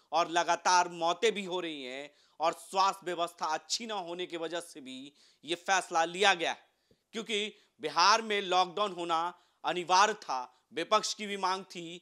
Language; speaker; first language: Hindi; native; Hindi